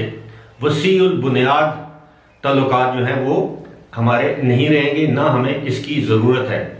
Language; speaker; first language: Urdu; native; Urdu